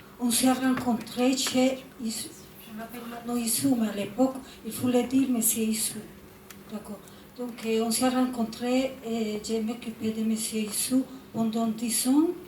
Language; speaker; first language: French; non-native, fluent; Spanish